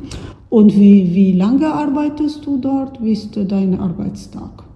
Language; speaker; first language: German; non-native, fluent; Italian